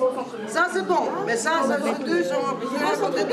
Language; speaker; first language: French; non-native, learner; Greek